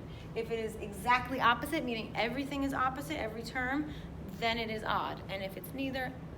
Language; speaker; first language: English; native; English